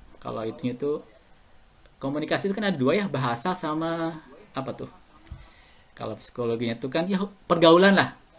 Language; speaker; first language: Indonesian; native; Indonesian